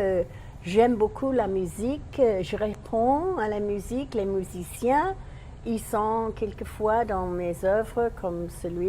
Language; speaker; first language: French; non-native, learner; English